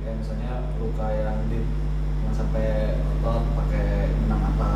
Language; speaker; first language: Indonesian; native; Indonesian